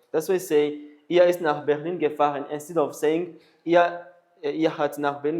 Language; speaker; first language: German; non-native, learner; Kinyarwanda